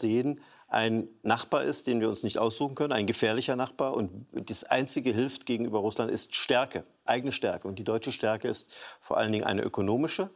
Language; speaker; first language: German; native; German